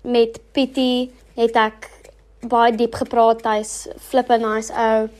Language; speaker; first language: Afrikaans; non-native, local second language; English